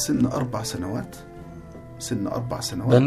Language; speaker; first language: Arabic; native; Arabic